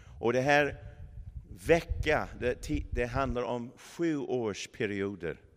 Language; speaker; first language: Swedish; non-native, fluent; English